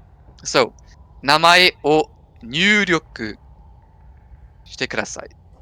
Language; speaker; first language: Japanese; non-native, fluent; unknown